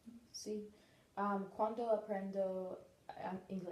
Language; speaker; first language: Spanish; non-native, learner; English